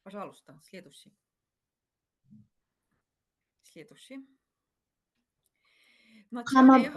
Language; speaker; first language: Russian; non-native, fluent; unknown